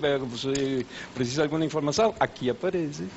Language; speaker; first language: Portuguese; non-native, fluent; Spanish